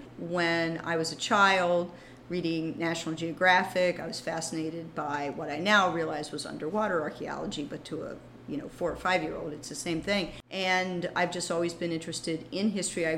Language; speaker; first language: English; native; English